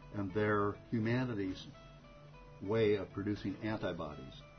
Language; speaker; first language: English; native; English